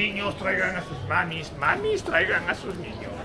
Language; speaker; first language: Spanish; native; Spanish